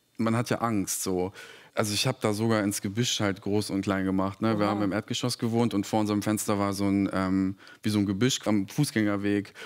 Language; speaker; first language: German; early bilingual, other home language; Serbian